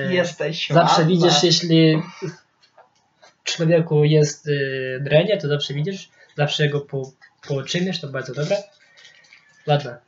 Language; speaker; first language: Polish; non-native, local second language; Lithuanian